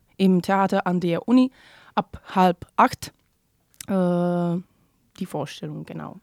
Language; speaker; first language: German; non-native, fluent; Czech